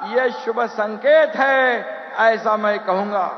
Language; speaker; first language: Hindi; non-native, local second language; Marathi